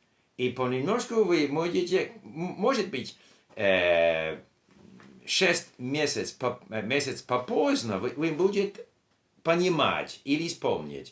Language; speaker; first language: Russian; non-native, learner; English